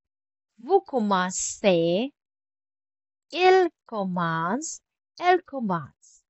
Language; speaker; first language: French; non-native, fluent; Filipino